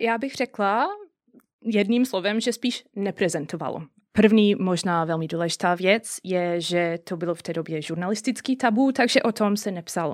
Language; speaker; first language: Czech; non-native, fluent; English